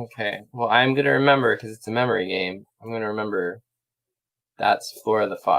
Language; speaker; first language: English; native; English